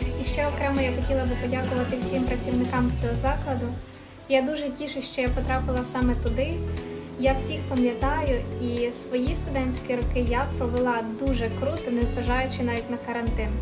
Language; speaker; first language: Ukrainian; native; Ukrainian